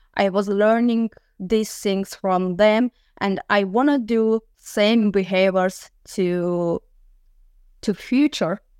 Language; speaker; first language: English; non-native, learner; Azerbaijani